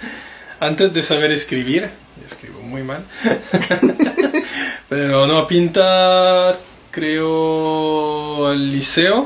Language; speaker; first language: Spanish; non-native, fluent; French